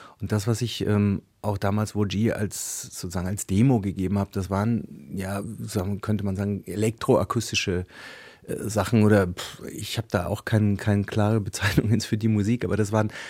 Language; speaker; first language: German; native; German